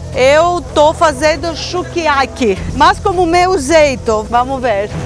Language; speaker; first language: Portuguese; non-native, fluent; Greek